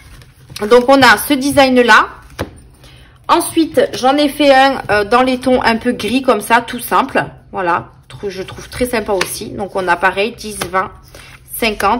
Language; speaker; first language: French; native; French